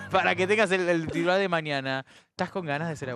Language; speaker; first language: Spanish; native; Spanish